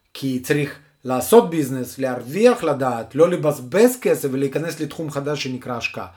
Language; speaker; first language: Hebrew; non-native, fluent; Russian